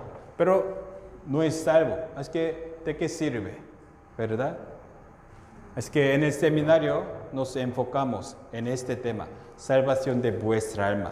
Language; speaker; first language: Spanish; non-native, fluent; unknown